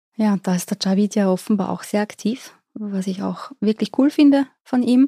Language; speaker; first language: German; native; German